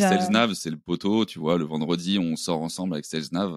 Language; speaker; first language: French; native; French